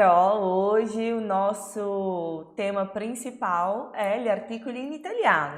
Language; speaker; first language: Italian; non-native, fluent; Portuguese